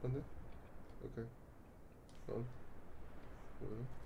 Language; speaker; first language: Spanish; non-native, learner; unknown